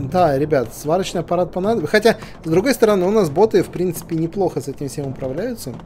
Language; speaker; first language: Russian; non-native, fluent; Ukrainian